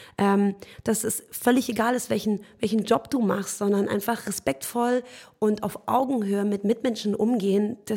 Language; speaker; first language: German; early bilingual, other home language; Persian